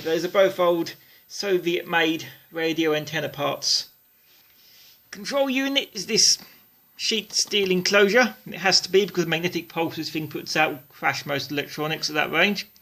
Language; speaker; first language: English; native; English